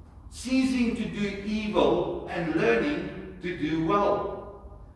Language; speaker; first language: English; non-native, local second language; Afrikaans